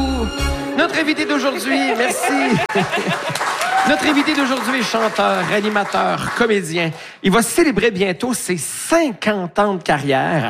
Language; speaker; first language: French; native; French